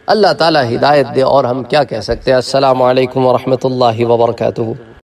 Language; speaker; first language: Urdu; non-native, local second language; Punjabi